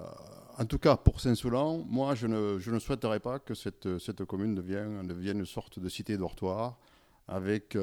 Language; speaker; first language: French; native; French